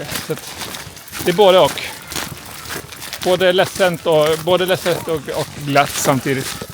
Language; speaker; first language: Swedish; native; Swedish